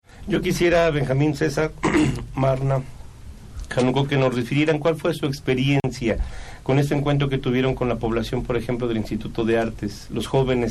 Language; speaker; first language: Spanish; native; Spanish